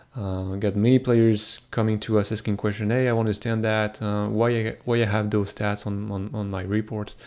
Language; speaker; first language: English; non-native, fluent; French